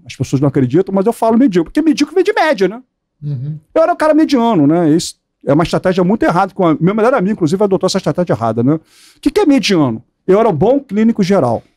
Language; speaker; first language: Portuguese; native; Portuguese